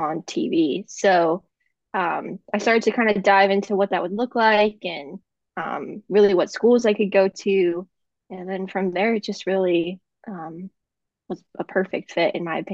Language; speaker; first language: English; native; English